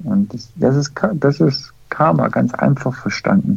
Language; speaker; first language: German; early bilingual, heritage; German